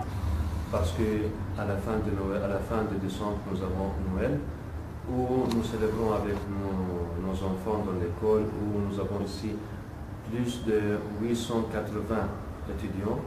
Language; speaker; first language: French; non-native, local second language; Arabic